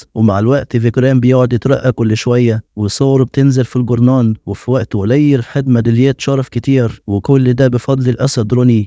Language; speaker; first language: Arabic; native; Arabic